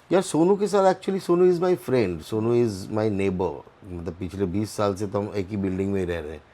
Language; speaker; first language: Hindi; non-native, local second language; Bangla